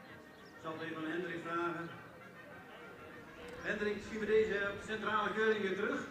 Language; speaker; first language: Dutch; native; Dutch